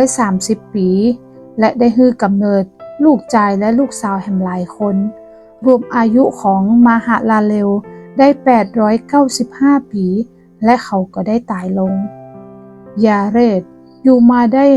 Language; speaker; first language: Thai; non-native, local second language; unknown